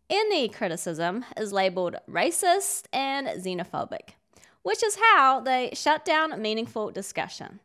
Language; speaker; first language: English; native; English